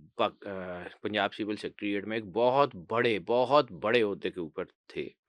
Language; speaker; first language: Urdu; non-native, local second language; Punjabi